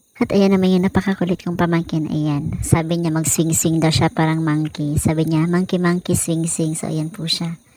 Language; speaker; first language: Filipino; non-native, local second language; Cebuano